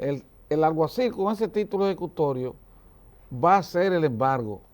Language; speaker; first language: Spanish; native; Spanish